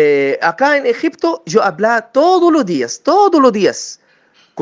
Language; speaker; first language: Spanish; non-native, learner; Arabic